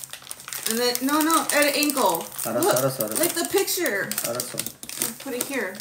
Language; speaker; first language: English; native; English